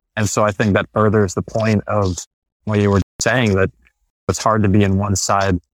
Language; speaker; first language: English; non-native, fluent; Spanish